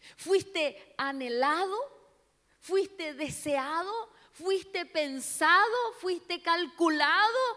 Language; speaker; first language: Spanish; non-native, local second language; Portuguese